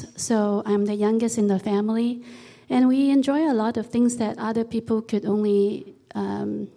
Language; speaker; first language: English; non-native, local second language; Cantonese